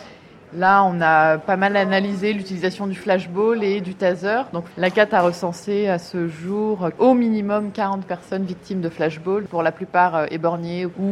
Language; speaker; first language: French; native; French